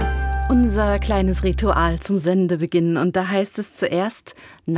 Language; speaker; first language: German; native; German